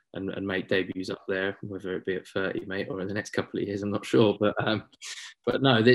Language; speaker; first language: English; native; English